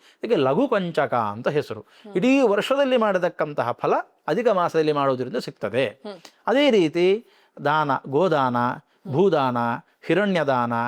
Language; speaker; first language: Kannada; native; Kannada